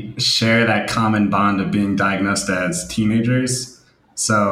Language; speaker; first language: English; native; English